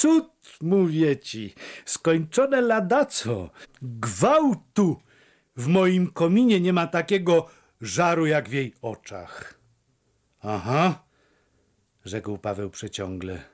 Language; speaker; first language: Polish; native; Polish